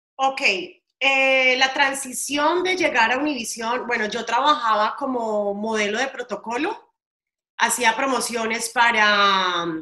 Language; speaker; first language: Spanish; native; Spanish